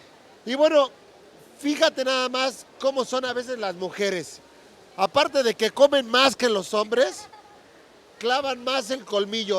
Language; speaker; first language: Spanish; native; Spanish